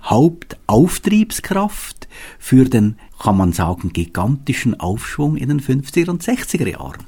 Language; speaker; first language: German; native; German